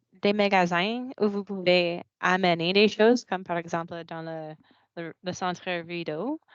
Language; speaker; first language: French; non-native, local second language; English